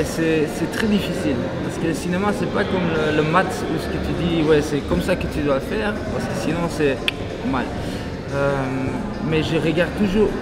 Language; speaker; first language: French; non-native, local second language; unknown